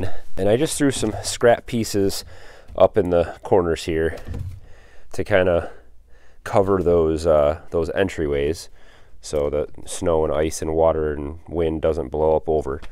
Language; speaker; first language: English; native; English